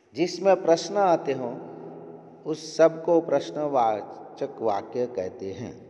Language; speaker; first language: Hindi; non-native, local second language; Gujarati